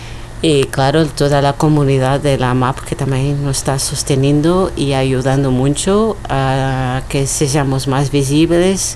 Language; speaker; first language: Spanish; non-native, learner; Portuguese